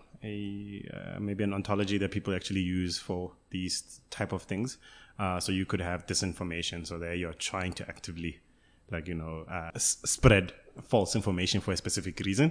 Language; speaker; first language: English; non-native, local second language; Tswana